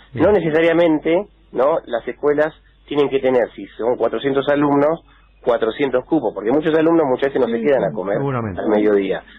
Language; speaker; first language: Spanish; native; Spanish